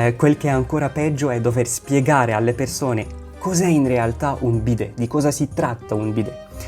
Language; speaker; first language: Italian; non-native, fluent; Arabic